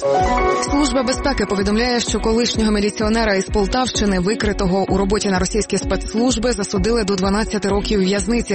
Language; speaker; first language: Ukrainian; native; Ukrainian